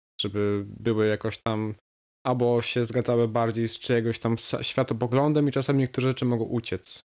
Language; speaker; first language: Polish; native; Polish